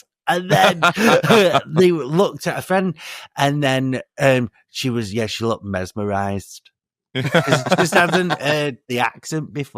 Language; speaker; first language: English; native; English